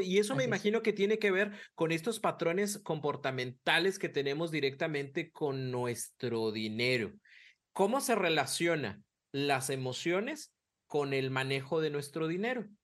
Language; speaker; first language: Spanish; native; Spanish